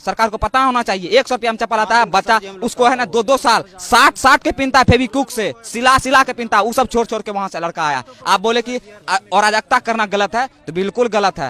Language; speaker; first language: Hindi; native; Hindi